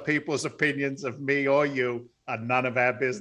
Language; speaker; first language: English; native; English